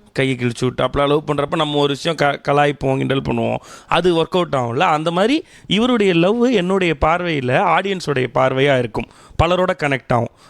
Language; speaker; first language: Tamil; native; Tamil